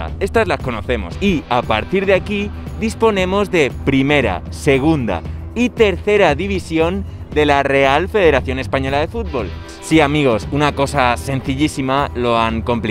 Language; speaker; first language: Spanish; native; Spanish